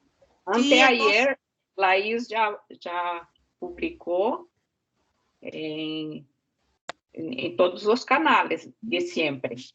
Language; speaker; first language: Spanish; non-native, learner; Portuguese